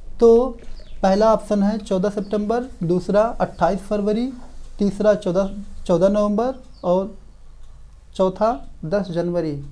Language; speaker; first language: Hindi; native; Hindi